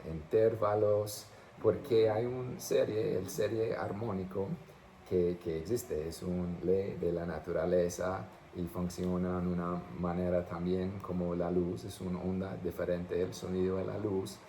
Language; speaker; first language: Spanish; non-native, fluent; English